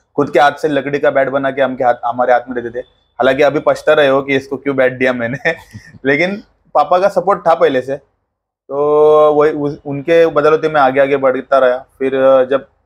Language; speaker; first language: Hindi; non-native, local second language; Marathi